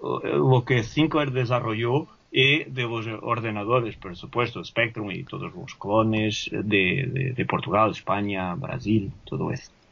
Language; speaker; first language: Spanish; non-native, fluent; Portuguese